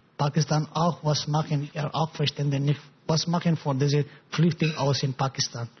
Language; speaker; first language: German; non-native, learner; Pashto